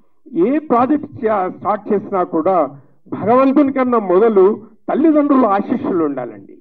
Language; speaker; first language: Telugu; native; Telugu